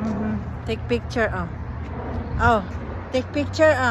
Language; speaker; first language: English; non-native, learner; Filipino